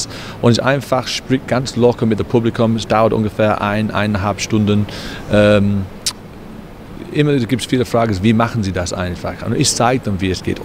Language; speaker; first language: German; non-native, learner; English